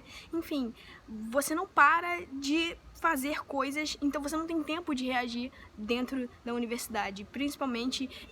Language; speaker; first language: Portuguese; native; Portuguese